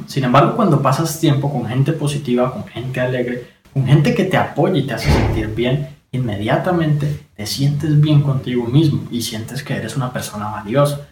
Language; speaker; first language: Spanish; native; Spanish